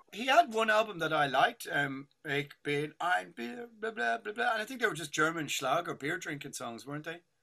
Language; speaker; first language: English; native; English